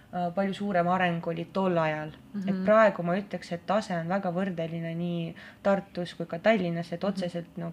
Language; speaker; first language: Estonian; non-native, local second language; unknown